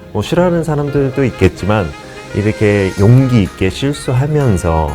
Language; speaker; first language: Korean; non-native, fluent; English